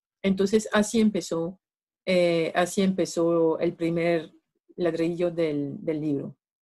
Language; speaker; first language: Spanish; non-native, fluent; French